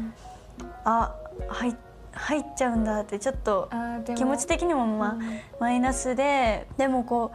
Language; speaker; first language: Japanese; native; Japanese